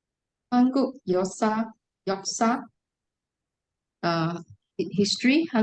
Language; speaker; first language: Korean; non-native, learner; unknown